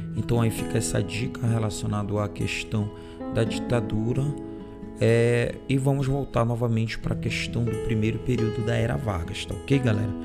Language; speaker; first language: Portuguese; native; Portuguese